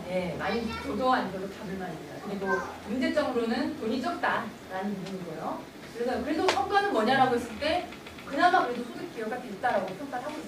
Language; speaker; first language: Korean; native; Korean